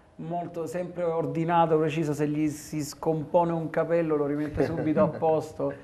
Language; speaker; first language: Italian; native; Italian